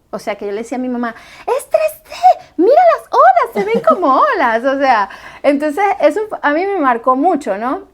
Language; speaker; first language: Spanish; native; Spanish